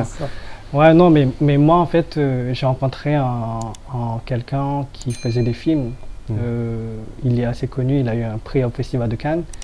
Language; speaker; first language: French; non-native, fluent; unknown